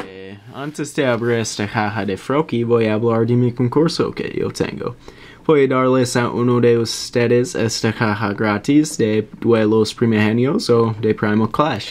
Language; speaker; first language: Spanish; non-native, learner; English